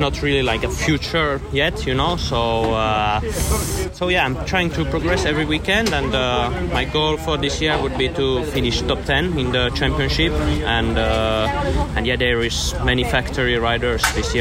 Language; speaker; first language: English; non-native, fluent; Finnish